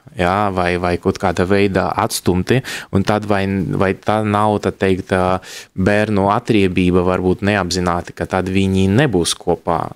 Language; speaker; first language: Latvian; non-native, local second language; Russian